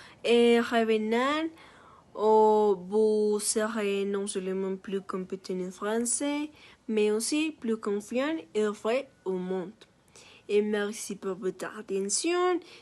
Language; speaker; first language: French; non-native, learner; Spanish